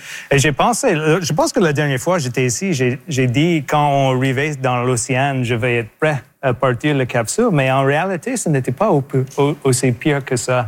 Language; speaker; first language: French; non-native, local second language; English